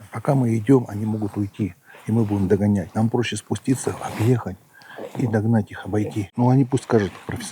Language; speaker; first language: Russian; native; Russian